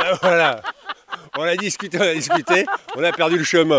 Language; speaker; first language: French; native; French